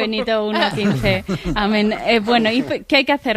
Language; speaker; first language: Spanish; native; Spanish